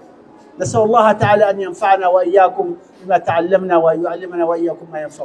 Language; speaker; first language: Arabic; native; Arabic